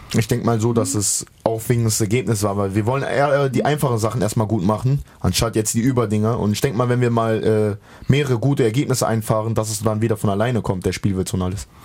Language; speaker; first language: German; native; German